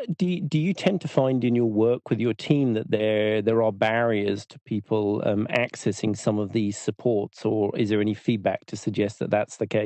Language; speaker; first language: English; native; English